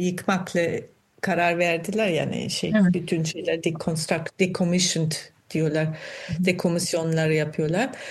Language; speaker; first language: Turkish; non-native, fluent; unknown